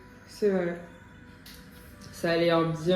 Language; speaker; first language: French; native; French